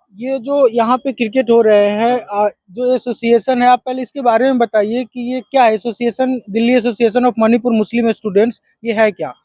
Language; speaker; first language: Hindi; native; Hindi